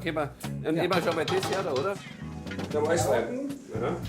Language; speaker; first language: German; native; German